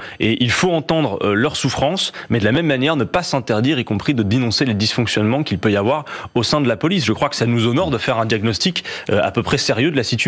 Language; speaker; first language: French; native; French